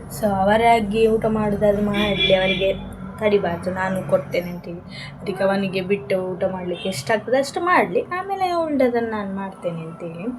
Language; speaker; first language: Kannada; non-native, local second language; Tulu